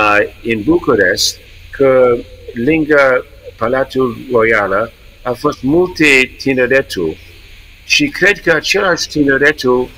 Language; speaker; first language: Romanian; early bilingual, heritage; English